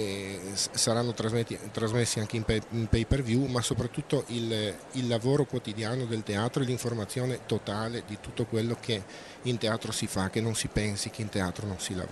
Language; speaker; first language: Italian; native; Italian